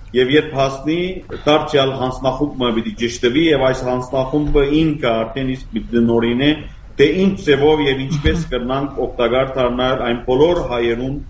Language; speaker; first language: Armenian; native; Armenian